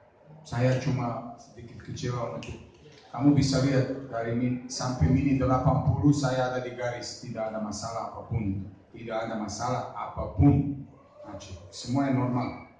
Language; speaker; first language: Indonesian; non-native, fluent; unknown